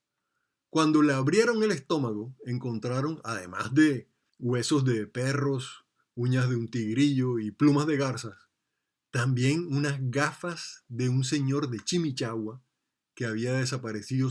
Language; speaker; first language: Spanish; native; Spanish